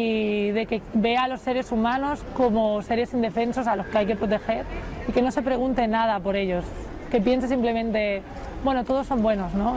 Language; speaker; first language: Spanish; native; Spanish